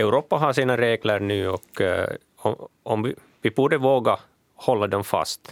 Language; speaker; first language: Swedish; non-native, local second language; Finnish